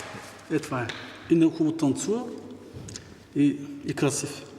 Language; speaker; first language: Bulgarian; non-native, local second language; Turkish